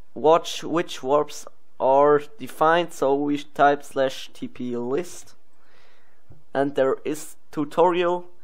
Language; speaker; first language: English; non-native, learner; Swiss German